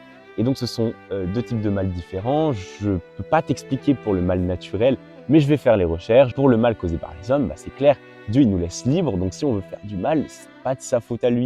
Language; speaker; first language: French; native; French